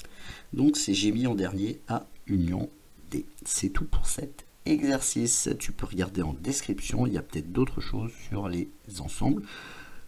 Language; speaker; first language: French; native; French